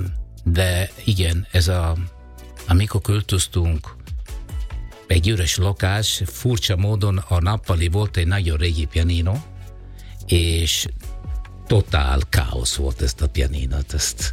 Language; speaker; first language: Hungarian; non-native, learner; Italian